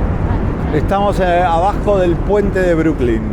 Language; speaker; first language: Spanish; native; Spanish